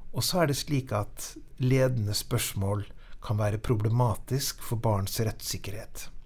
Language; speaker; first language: Norwegian; native; Norwegian